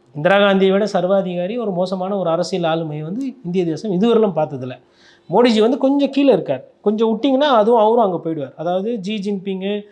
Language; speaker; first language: Tamil; native; Tamil